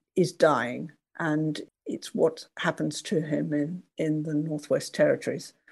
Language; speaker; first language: English; native; English